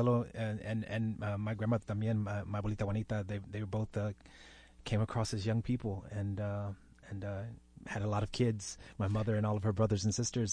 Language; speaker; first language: English; native; English